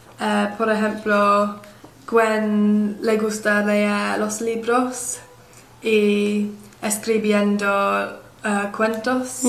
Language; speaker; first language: Spanish; non-native, learner; English